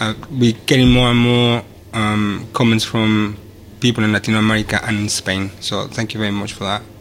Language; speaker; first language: English; non-native, fluent; Spanish